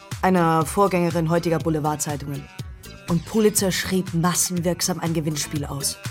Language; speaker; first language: German; native; German